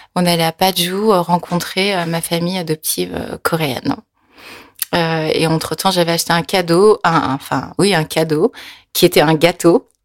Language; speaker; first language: French; early bilingual, other home language; Korean